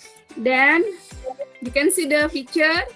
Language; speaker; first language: English; non-native, learner; Indonesian